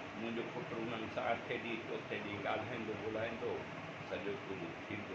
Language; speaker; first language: Sindhi; non-native, local second language; Urdu